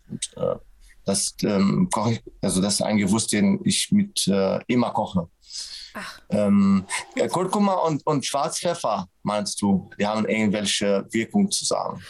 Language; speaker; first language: German; non-native, fluent; Arabic